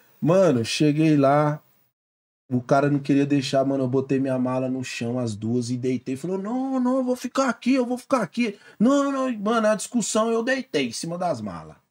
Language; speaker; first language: Portuguese; native; Portuguese